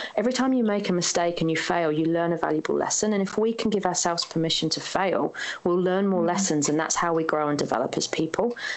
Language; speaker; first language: English; native; English